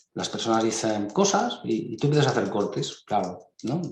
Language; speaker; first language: Spanish; native; Spanish